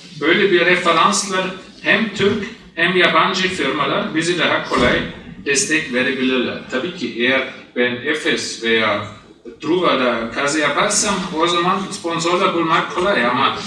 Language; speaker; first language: Turkish; non-native, fluent; German